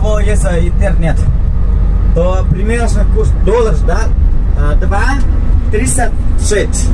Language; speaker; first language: Russian; non-native, learner; Vietnamese